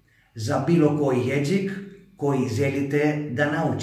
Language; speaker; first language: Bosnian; non-native, learner; Greek